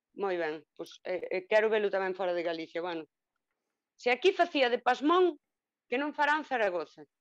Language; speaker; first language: Galician; native; Galician